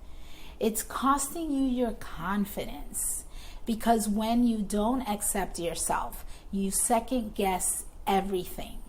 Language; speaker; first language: English; native; English